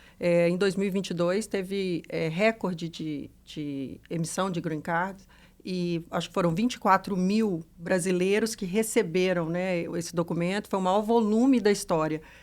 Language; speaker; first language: Portuguese; native; Portuguese